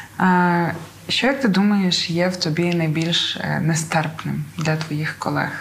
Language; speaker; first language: Ukrainian; native; Ukrainian